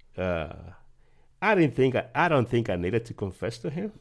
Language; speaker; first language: English; early bilingual, other home language; Spanish